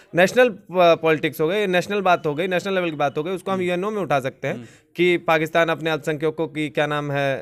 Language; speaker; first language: Hindi; native; Hindi